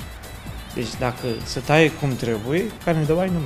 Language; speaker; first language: Romanian; non-native, learner; Turkish